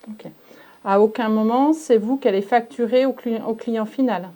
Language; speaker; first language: French; native; French